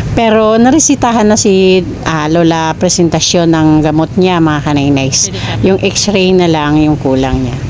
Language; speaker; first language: Filipino; non-native, local second language; Waray